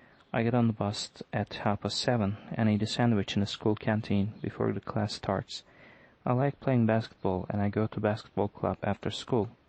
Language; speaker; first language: English; non-native, fluent; Turkish